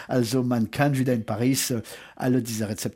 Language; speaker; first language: German; non-native, fluent; French